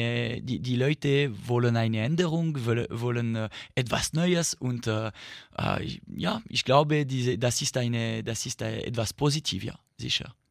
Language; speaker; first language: German; non-native, local second language; French